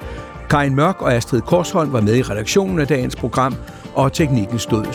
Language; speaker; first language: Danish; native; Danish